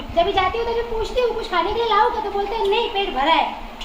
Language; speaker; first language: Hindi; non-native, local second language; Marathi